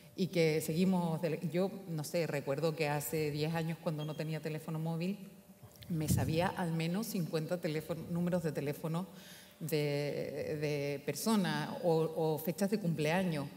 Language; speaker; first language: Spanish; native; Spanish